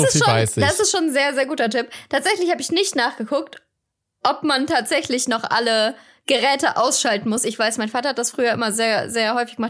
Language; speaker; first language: German; native; German